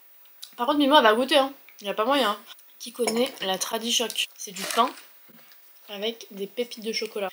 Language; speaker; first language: French; native; French